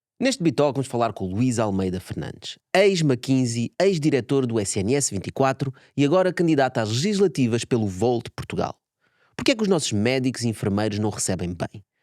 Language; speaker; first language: Portuguese; native; Portuguese